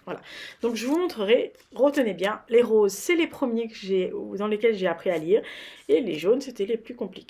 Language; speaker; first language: French; native; French